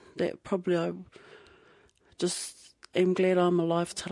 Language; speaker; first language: English; native; English